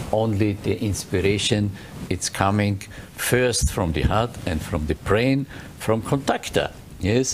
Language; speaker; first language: English; non-native, learner; German